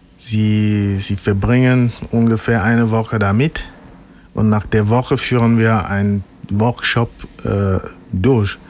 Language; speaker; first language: German; non-native, fluent; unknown